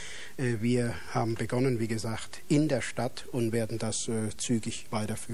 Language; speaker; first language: German; native; German